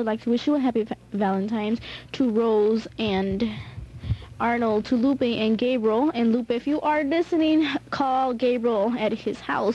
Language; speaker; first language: English; native; English